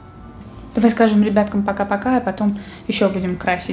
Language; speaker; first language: Russian; native; Russian